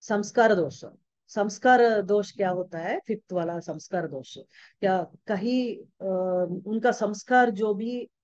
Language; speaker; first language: Hindi; non-native, local second language; Telugu